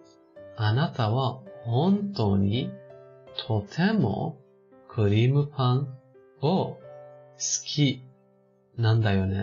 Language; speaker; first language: Japanese; non-native, fluent; Persian